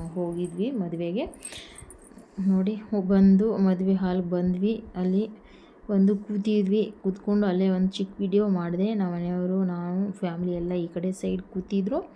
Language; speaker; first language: Kannada; non-native, local second language; Lambadi